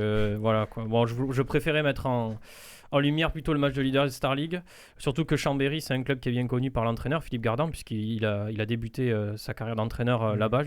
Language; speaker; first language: French; native; French